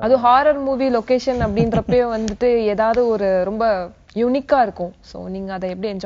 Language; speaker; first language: Tamil; native; Tamil